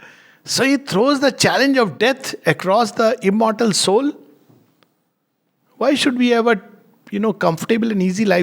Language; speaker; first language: English; non-native, local second language; Hindi